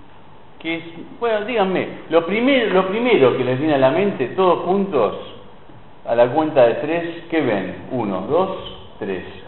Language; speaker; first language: Spanish; native; Spanish